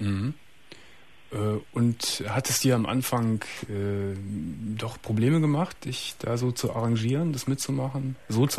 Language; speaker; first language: German; native; German